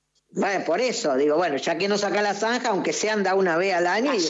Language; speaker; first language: Spanish; native; Spanish